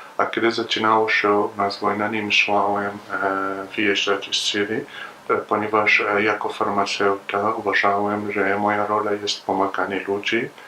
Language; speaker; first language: Polish; non-native, learner; Arabic